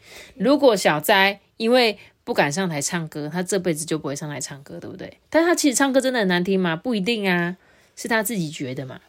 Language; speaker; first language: Chinese; native; Chinese